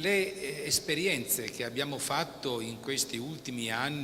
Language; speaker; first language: Italian; native; Italian